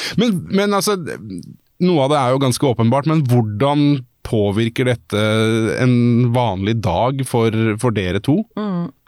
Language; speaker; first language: Norwegian; native; Norwegian